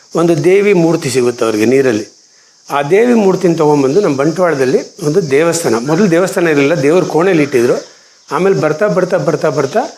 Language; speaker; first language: Kannada; non-native, local second language; Konkani